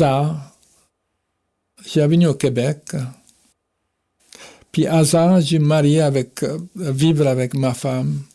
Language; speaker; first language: French; non-native, fluent; Japanese